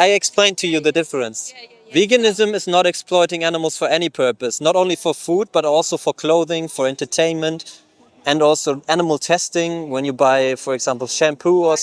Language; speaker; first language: English; non-native, fluent; German